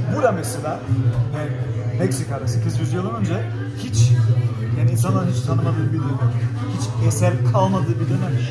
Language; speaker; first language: Turkish; early bilingual, heritage; German